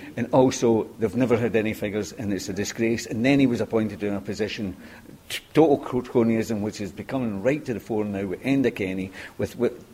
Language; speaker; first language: English; native; English